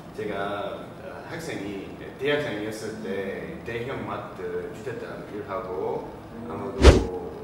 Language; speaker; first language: Korean; non-native, fluent; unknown